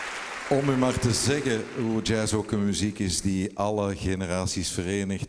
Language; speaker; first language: Dutch; native; Dutch